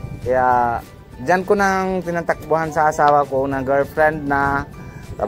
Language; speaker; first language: Filipino; non-native, fluent; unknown